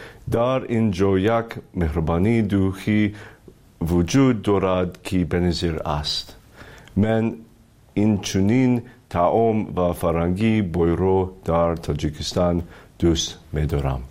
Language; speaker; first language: Persian; non-native, learner; English